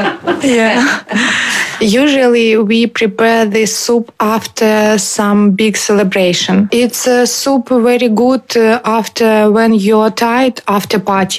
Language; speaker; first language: English; non-native, learner; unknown